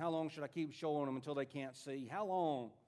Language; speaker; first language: English; native; English